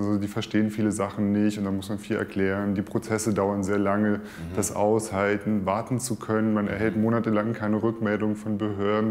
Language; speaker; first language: German; native; German